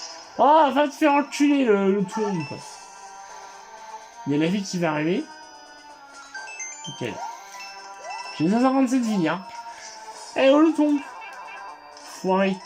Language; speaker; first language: French; native; French